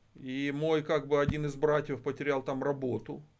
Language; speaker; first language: Russian; native; Russian